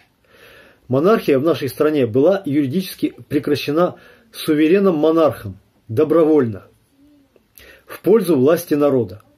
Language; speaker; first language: Russian; native; Russian